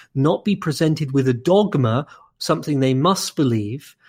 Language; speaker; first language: English; native; English